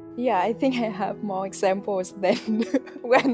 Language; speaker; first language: English; non-native, fluent; Vietnamese